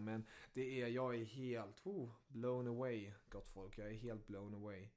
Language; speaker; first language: Swedish; early bilingual, other home language; German